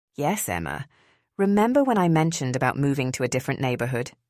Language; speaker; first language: English; early bilingual, other home language; Spanish